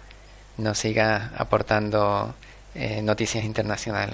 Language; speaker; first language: Spanish; native; Spanish